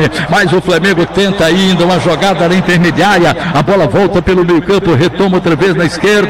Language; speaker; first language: Portuguese; native; Portuguese